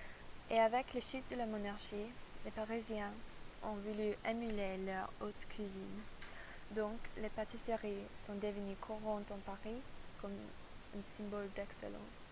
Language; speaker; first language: French; non-native, learner; English